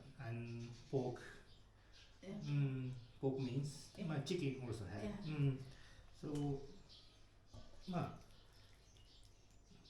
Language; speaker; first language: English; non-native, learner; Japanese